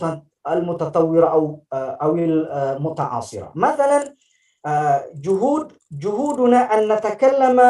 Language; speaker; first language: Arabic; non-native, fluent; Indonesian